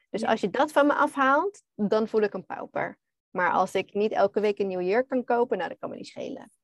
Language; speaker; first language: Dutch; non-native, fluent; English